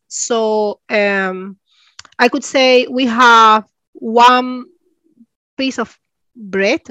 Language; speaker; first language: English; non-native, fluent; Spanish